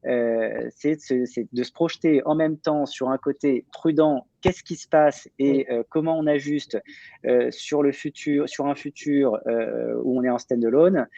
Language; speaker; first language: French; native; French